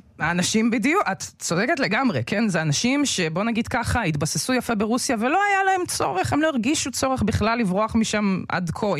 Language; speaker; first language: Hebrew; early bilingual, other home language; Russian